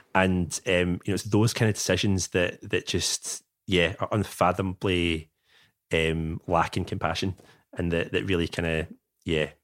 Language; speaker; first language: English; native; English